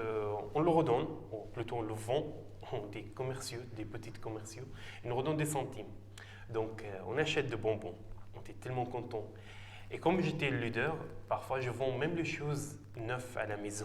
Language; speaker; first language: French; non-native, fluent; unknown